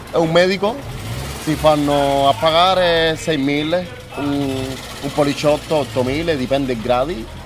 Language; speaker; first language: Italian; non-native, learner; Spanish